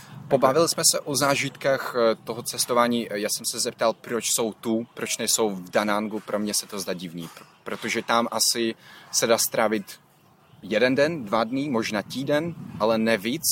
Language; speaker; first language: Czech; non-native, fluent; Ukrainian